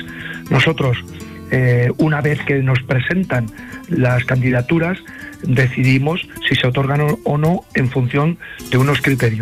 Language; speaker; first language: Spanish; native; Spanish